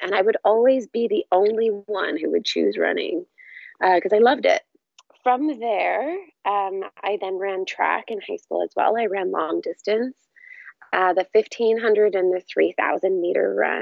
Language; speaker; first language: English; native; English